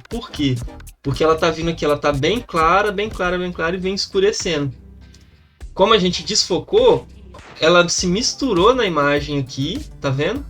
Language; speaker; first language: Portuguese; native; Portuguese